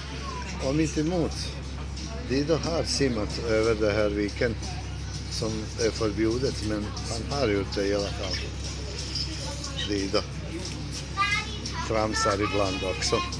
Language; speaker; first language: Swedish; non-native, fluent; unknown